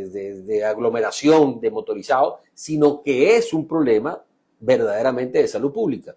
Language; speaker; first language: Spanish; native; Spanish